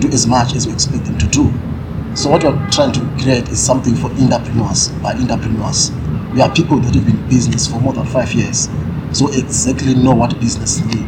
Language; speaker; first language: English; non-native, local second language; Shona